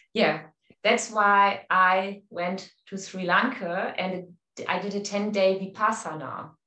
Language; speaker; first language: English; non-native, fluent; German